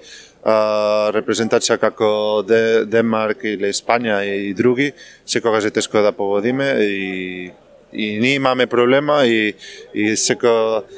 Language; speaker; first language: Macedonian; non-native, learner; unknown